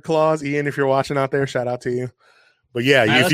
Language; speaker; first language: English; native; English